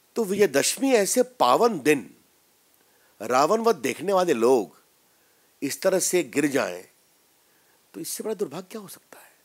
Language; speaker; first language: Hindi; native; Hindi